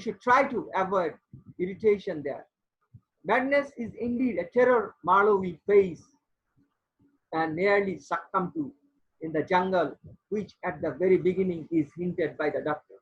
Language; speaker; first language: English; non-native, local second language; Bangla